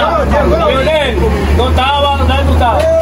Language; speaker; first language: Spanish; native; Spanish